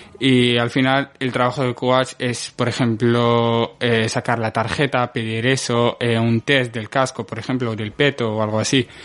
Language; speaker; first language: Spanish; non-native, fluent; Arabic